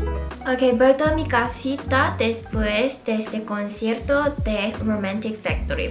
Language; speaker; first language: Spanish; non-native, local second language; Korean